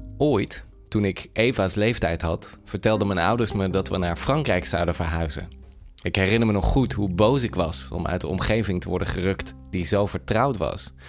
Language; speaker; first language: Dutch; native; Dutch